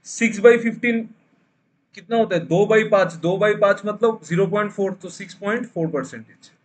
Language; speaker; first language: Hindi; non-native, local second language; Bangla